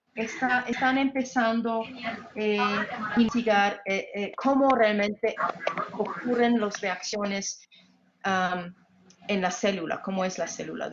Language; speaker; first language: Spanish; non-native, fluent; English